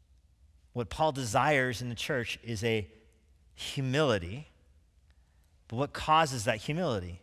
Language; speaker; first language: English; native; English